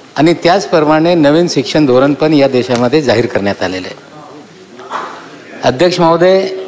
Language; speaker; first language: Marathi; non-native, local second language; Urdu